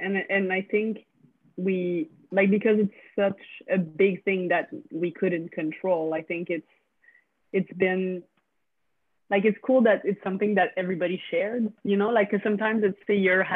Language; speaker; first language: English; non-native, fluent; French